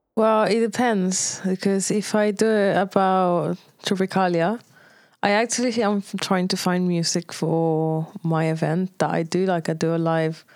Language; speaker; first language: English; non-native, fluent; Spanish